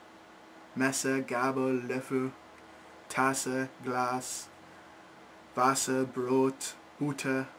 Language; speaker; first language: German; non-native, learner; English